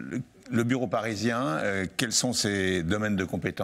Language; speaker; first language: French; native; French